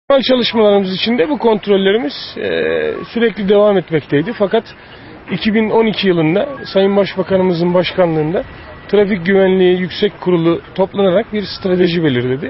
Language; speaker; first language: Turkish; native; Turkish